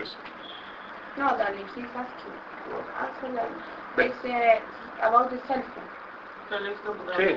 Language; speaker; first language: English; non-native, local second language; Spanish